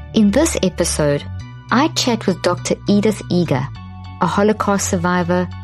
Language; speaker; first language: English; native; English